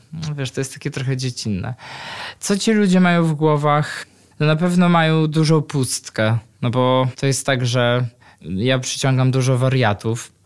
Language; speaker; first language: Polish; native; Polish